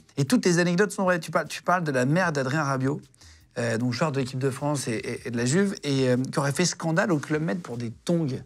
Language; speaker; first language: French; native; French